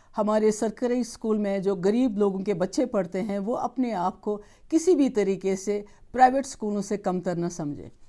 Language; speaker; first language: Hindi; non-native, local second language; Kashmiri